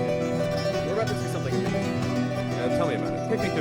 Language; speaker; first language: English; native; English